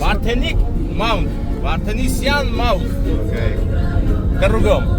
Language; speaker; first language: Russian; non-native, fluent; Armenian